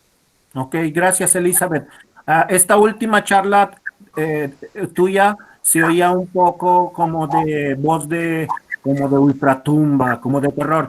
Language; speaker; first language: Spanish; native; Spanish